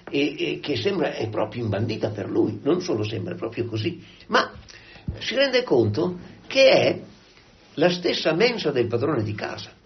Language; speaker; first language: Italian; native; Italian